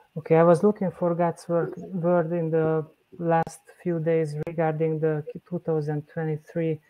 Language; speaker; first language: English; non-native, learner; Hungarian